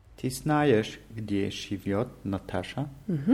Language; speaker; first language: Russian; non-native, learner; German